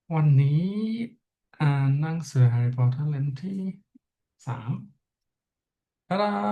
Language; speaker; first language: Thai; non-native, learner; English